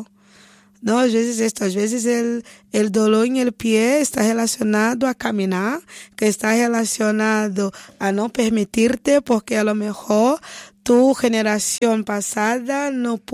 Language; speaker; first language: Spanish; non-native, fluent; Portuguese